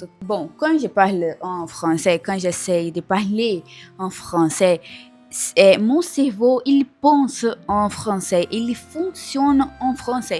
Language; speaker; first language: French; non-native, learner; Portuguese